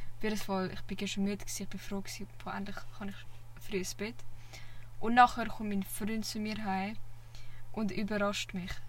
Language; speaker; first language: German; early bilingual, other home language; Vietnamese